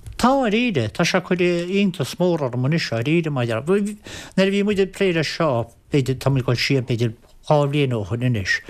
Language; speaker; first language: Irish; native; Irish